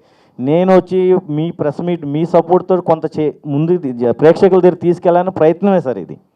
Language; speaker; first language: Telugu; native; Telugu